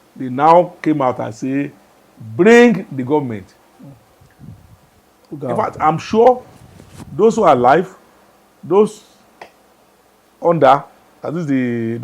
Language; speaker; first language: English; non-native, local second language; Yoruba